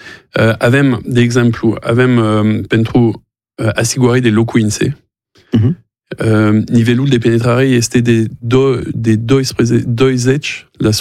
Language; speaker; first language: Romanian; non-native, learner; French